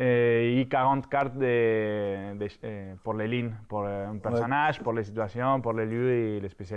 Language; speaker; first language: French; non-native, fluent; Spanish